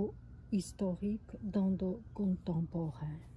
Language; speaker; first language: French; non-native, fluent; Chinese